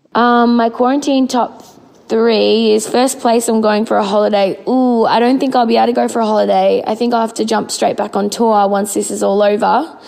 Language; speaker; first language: English; native; English